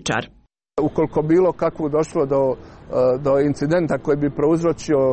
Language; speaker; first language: Serbian; native; Serbian